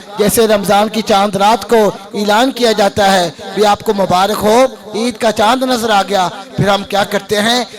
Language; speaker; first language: Urdu; non-native, local second language; Punjabi